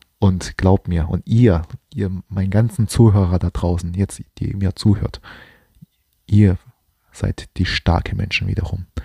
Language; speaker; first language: German; non-native, fluent; Chinese